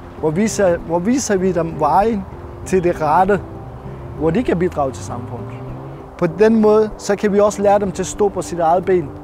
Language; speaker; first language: Danish; non-native, fluent; Persian